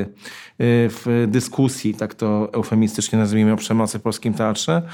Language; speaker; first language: Polish; native; Polish